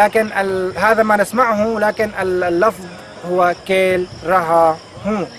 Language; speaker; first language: Arabic; native; Arabic